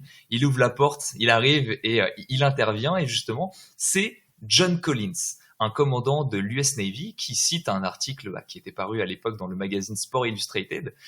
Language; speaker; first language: French; native; French